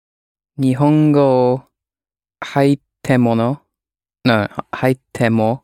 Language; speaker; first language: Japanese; non-native, learner; English